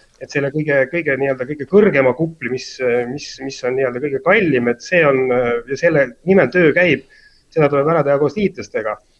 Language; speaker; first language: Estonian; native; Estonian